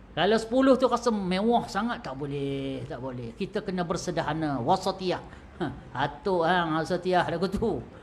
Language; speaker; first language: Malay; native; Malay